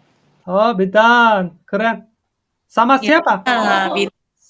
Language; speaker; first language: Indonesian; non-native, learner; Turkish